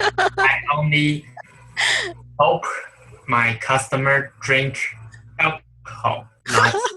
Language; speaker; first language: English; non-native, learner; Chinese